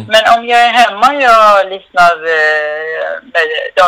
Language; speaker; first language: Swedish; non-native, fluent; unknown